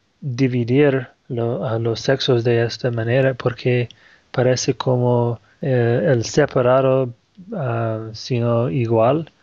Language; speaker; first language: Spanish; non-native, fluent; Portuguese